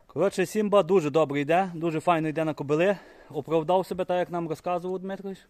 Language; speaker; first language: Ukrainian; native; Ukrainian